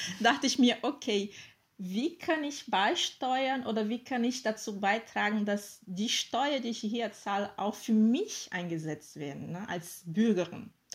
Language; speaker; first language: German; non-native, fluent; Portuguese